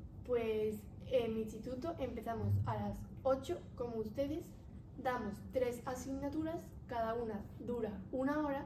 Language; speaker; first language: Spanish; native; Spanish